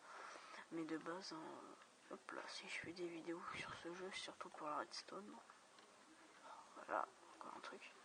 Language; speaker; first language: French; native; French